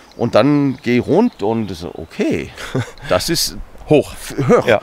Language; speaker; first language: German; non-native, learner; Danish